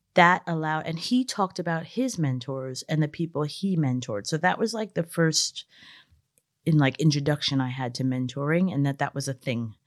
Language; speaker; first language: English; native; English